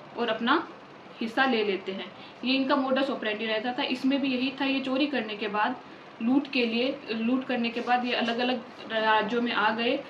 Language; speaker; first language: Hindi; non-native, local second language; Gujarati